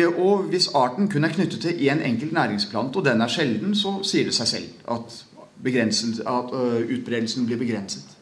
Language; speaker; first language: Norwegian; native; Norwegian